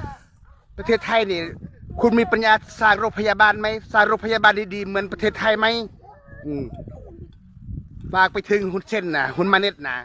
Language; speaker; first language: Thai; non-native, learner; Khmer